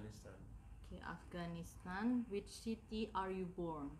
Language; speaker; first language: English; non-native, learner; Indonesian